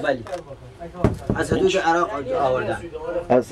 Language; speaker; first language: Persian; non-native, local second language; Kurdish